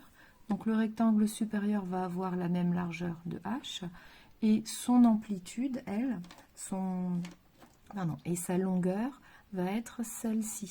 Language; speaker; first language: French; native; French